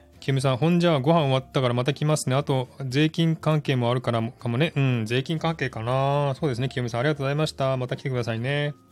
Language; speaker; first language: Japanese; native; Japanese